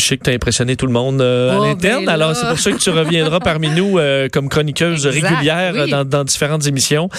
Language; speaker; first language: French; native; French